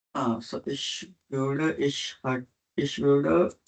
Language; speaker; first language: German; non-native, learner; Hindi